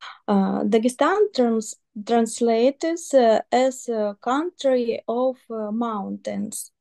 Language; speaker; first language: English; non-native, learner; Russian